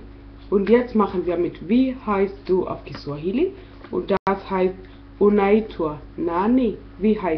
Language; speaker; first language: German; non-native, fluent; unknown